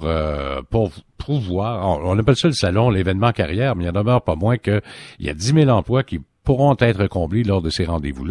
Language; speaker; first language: French; native; French